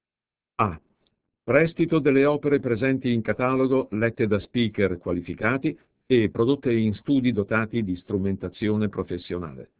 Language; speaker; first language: Italian; native; Italian